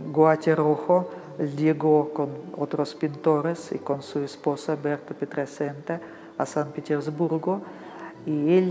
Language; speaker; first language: Spanish; non-native, fluent; Russian